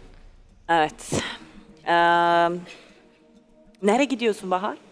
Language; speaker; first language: Turkish; native; Turkish